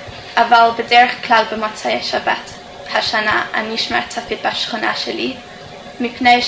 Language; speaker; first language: Hebrew; non-native, fluent; English